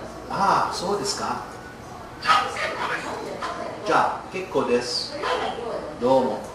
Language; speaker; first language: Japanese; non-native, learner; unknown